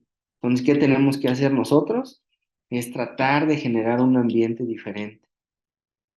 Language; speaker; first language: Spanish; native; Spanish